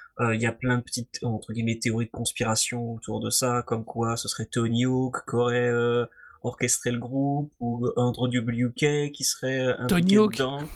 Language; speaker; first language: French; native; French